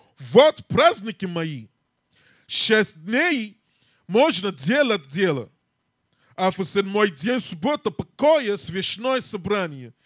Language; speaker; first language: Russian; non-native, learner; English